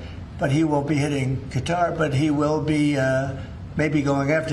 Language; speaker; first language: English; native; English